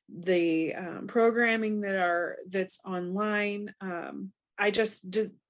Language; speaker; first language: English; native; English